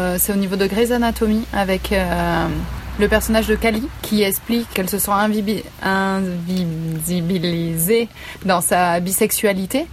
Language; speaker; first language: French; native; French